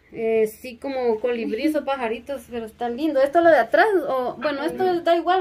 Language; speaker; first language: Spanish; native; Spanish